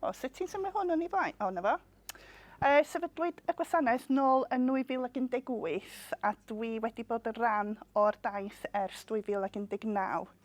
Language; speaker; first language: Welsh; non-native, local second language; English